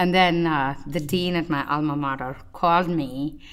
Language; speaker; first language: English; non-native, local second language; Tamil